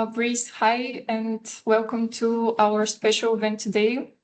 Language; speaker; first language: English; non-native, fluent; Bulgarian